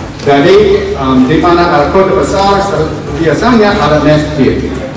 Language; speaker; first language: Indonesian; non-native, fluent; English